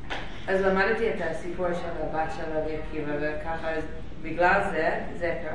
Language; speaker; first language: Hebrew; non-native, learner; English